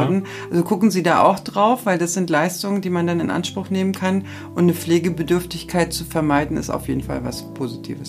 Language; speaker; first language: German; native; German